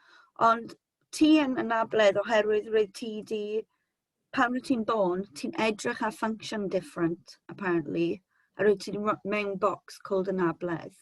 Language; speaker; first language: Welsh; non-native, local second language; English